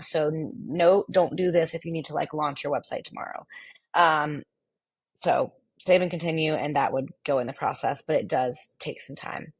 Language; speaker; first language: English; native; English